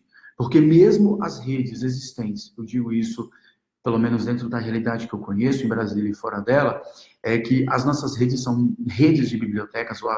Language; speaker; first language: Portuguese; native; Portuguese